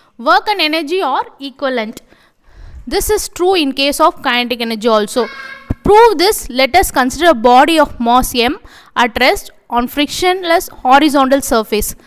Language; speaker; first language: English; non-native, local second language; Tamil